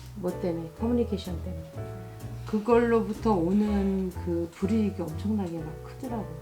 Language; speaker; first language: Korean; native; Korean